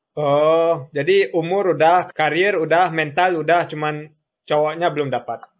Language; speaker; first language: Indonesian; early bilingual, heritage; German